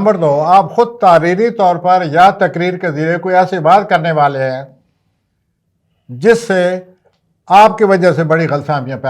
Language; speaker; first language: Urdu; native; Urdu